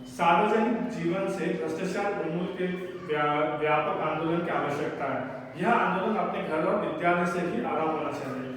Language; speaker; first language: Hindi; non-native, local second language; Telugu